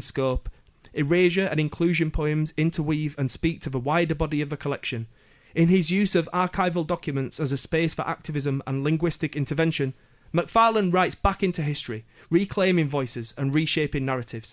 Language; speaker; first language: English; native; English